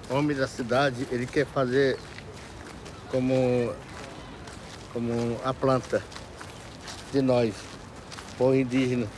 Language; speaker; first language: Portuguese; non-native, local second language; Yanomámi